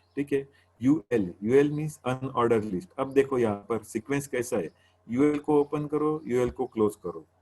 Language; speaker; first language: Hindi; non-native, local second language; Marathi